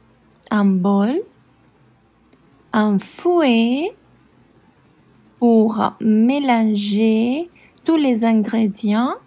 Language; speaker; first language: French; non-native, fluent; Spanish